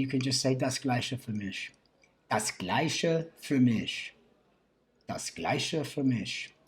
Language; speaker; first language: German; non-native, learner; English